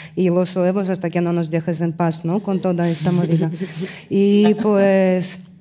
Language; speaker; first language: Spanish; non-native, fluent; Russian